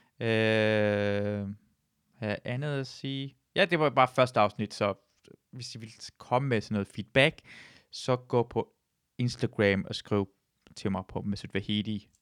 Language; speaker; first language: Danish; early bilingual, other home language; Persian